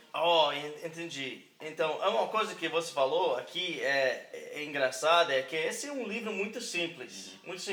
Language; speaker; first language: Portuguese; non-native, learner; English